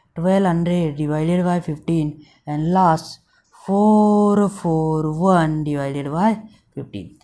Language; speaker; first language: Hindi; non-native, local second language; Marathi